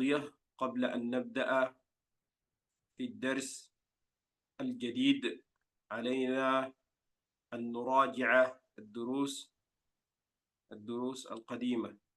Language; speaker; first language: Arabic; non-native, fluent; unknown